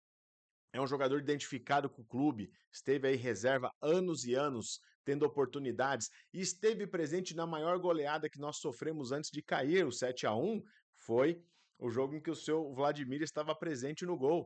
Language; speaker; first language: Portuguese; native; Portuguese